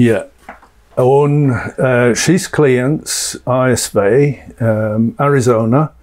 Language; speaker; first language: Latvian; non-native, learner; English